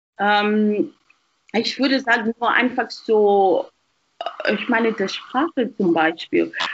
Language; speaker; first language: German; non-native, fluent; Shona